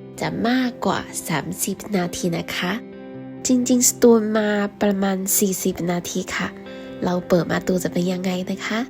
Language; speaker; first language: Thai; non-native, fluent; Chinese